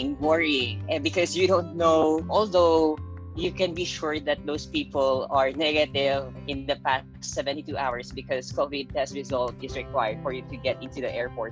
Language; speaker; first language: English; non-native, local second language; Filipino